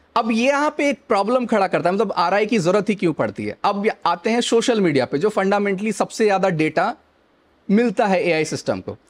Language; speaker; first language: Hindi; native; Hindi